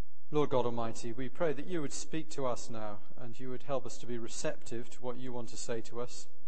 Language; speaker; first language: English; native; English